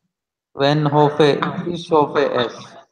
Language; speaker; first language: German; non-native, learner; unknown